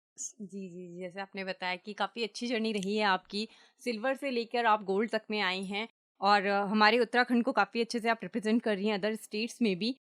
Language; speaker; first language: Hindi; native; Hindi